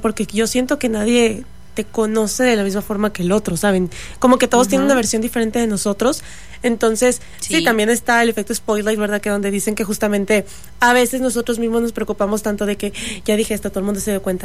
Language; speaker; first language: Spanish; native; Spanish